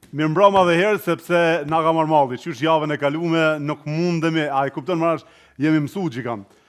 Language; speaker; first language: Albanian; native; Albanian